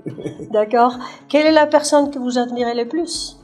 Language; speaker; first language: French; native; French